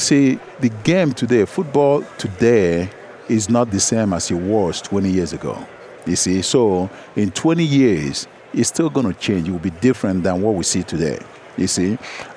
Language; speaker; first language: English; non-native, local second language; Igbo